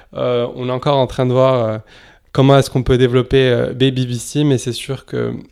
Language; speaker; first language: French; non-native, local second language; Arabic